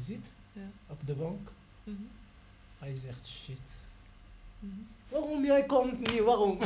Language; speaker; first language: Dutch; non-native, learner; Arabic